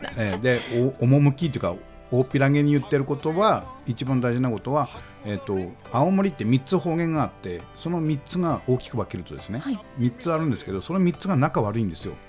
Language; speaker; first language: Japanese; native; Japanese